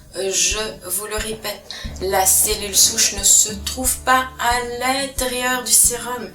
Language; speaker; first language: French; native; French